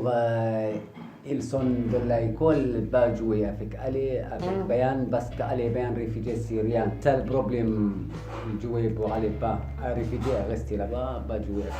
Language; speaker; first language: French; non-native, learner; Arabic